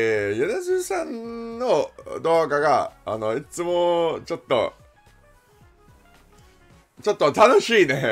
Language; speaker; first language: Japanese; non-native, learner; English